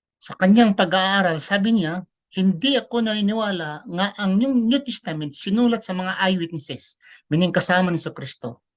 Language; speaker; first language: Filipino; non-native, local second language; Cebuano